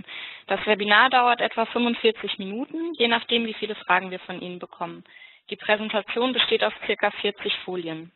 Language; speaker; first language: German; native; German